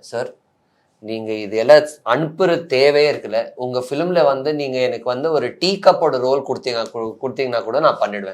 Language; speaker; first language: Tamil; non-native, fluent; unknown